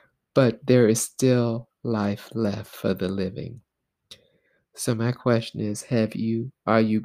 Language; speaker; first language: English; native; English